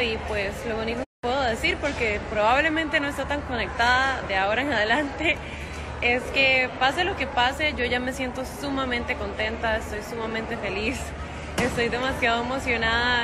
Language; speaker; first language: Spanish; native; Spanish